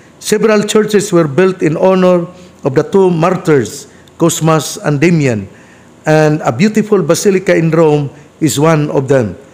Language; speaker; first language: English; non-native, local second language; Cebuano